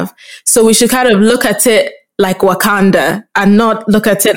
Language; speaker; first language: English; non-native, local second language; Yoruba